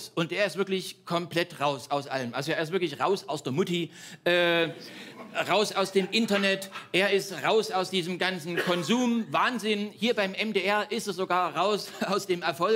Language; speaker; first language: German; native; German